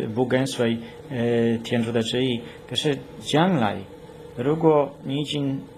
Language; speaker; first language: Chinese; non-native, fluent; Polish